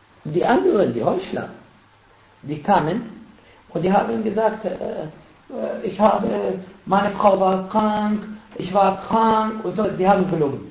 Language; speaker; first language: German; non-native, fluent; Arabic